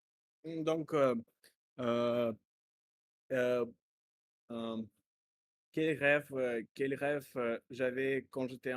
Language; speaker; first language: French; non-native, learner; Russian